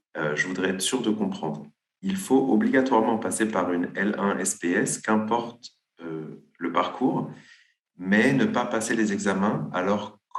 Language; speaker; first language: French; native; French